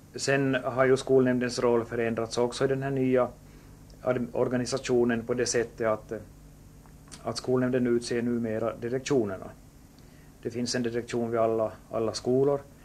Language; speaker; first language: Swedish; native; Swedish